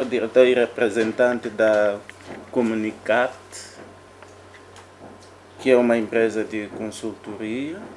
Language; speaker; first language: Portuguese; native; Portuguese